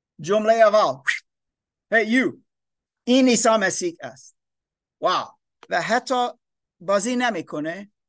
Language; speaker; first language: Persian; non-native, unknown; German